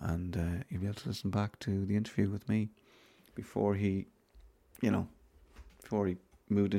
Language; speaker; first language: English; native; English